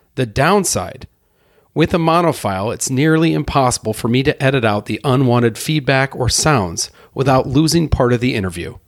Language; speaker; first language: English; native; English